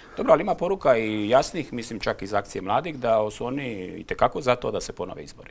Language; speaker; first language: Croatian; native; Croatian